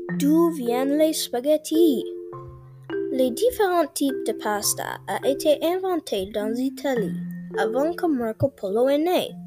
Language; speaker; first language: French; non-native, learner; English